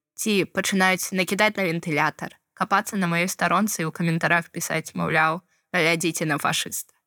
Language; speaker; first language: Belarusian; non-native, local second language; Russian